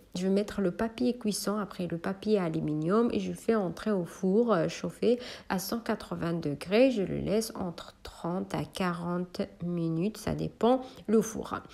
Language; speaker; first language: French; non-native, local second language; Arabic